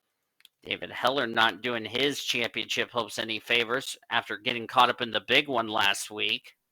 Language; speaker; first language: English; native; English